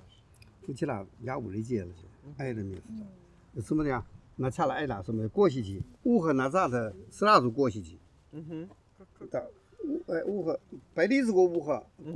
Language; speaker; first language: Russian; non-native, learner; Chinese